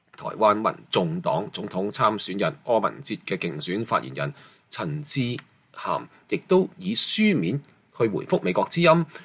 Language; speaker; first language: Chinese; non-native, local second language; Cantonese